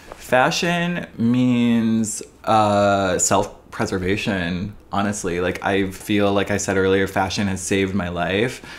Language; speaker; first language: English; native; English